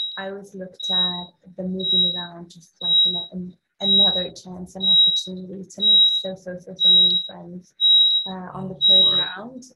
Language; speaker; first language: English; non-native, fluent; Arabic